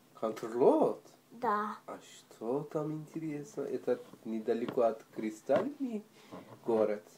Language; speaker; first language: Russian; early bilingual, heritage; Russian